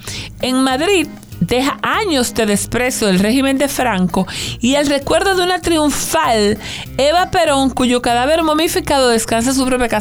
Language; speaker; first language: Spanish; native; Spanish